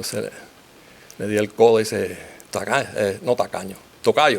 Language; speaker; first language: Spanish; native; Spanish